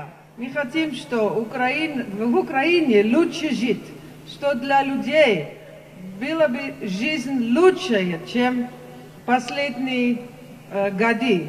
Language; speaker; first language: Russian; non-native, learner; Dutch